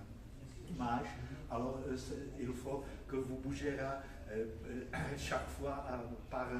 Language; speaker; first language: French; non-native, fluent; Czech